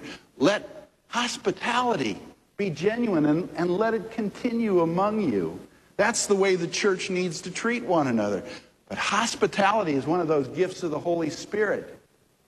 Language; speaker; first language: English; native; English